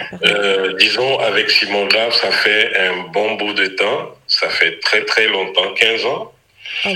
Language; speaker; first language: French; non-native, local second language; Ewe